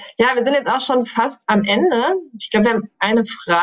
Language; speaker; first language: German; native; German